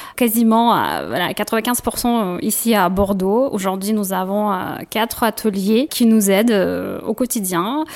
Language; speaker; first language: French; non-native, fluent; Russian